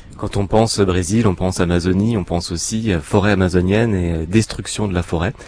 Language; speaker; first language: French; native; French